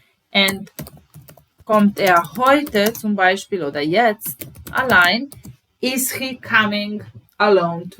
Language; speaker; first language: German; non-native, fluent; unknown